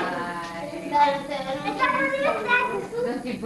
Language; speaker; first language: Italian; native; Italian